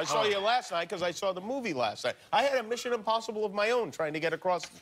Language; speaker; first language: English; native; English